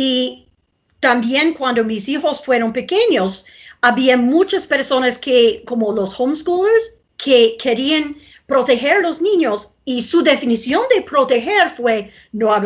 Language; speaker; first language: Spanish; non-native, fluent; English